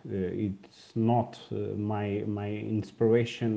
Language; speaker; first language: English; non-native, learner; Portuguese